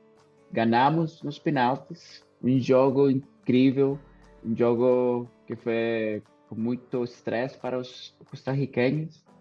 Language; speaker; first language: Portuguese; non-native, fluent; Spanish